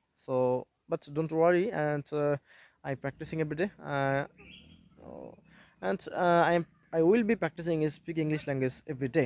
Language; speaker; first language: English; non-native, learner; Bangla